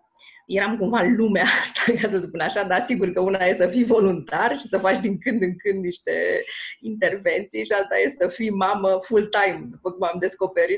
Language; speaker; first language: Romanian; native; Romanian